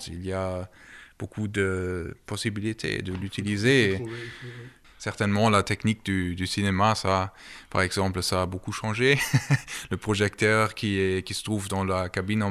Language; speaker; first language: French; early bilingual, heritage; German